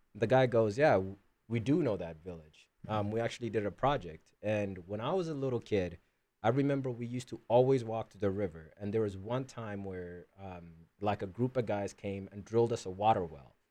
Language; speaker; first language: English; early bilingual, other home language; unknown